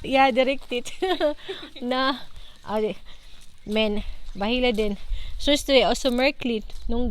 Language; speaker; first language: Danish; non-native, learner; Cebuano